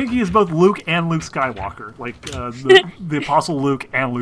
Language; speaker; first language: English; native; English